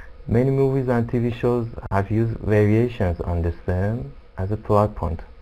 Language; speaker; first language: English; non-native, fluent; Persian